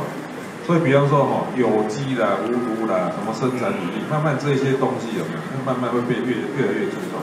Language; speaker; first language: Chinese; native; Chinese